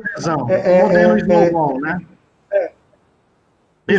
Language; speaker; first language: Portuguese; native; Portuguese